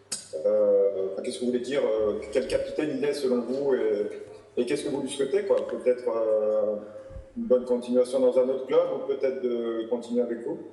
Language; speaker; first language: French; native; French